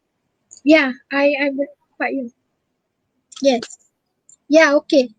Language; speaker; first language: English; non-native, local second language; Malay